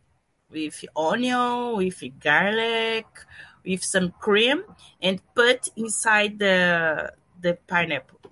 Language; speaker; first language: English; non-native, learner; Portuguese